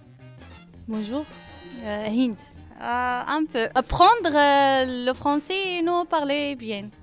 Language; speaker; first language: French; non-native, learner; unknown